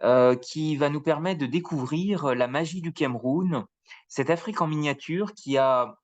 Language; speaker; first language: French; native; French